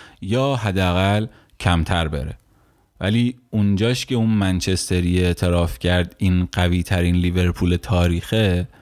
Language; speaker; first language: Persian; native; Persian